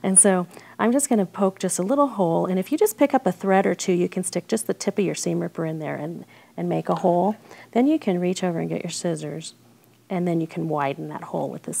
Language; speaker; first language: English; native; English